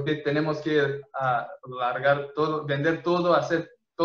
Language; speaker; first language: Spanish; non-native, fluent; Portuguese